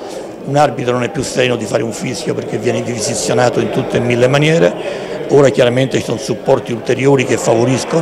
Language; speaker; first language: Italian; native; Italian